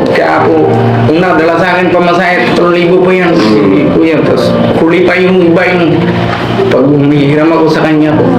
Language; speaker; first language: Filipino; non-native, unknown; Punjabi